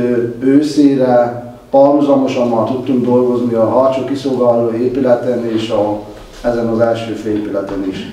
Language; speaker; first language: Hungarian; native; Hungarian